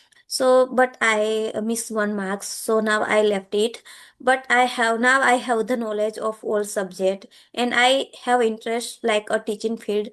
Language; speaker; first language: English; non-native, learner; Gujarati